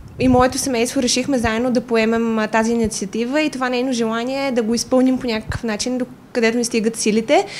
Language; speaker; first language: Bulgarian; native; Bulgarian